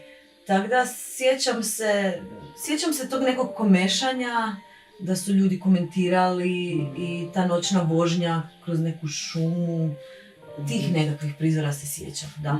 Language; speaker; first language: Bosnian; native; Bosnian